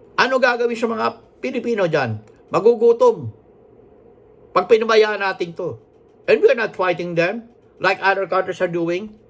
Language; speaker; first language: Filipino; non-native, local second language; Hiligaynon